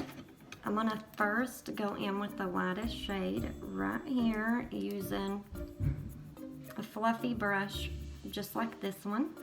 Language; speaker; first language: English; native; English